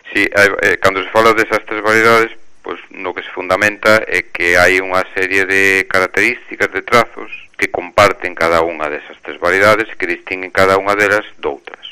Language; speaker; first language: Galician; native; Galician